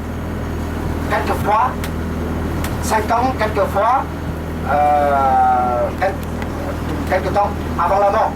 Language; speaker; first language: French; non-native, fluent; Vietnamese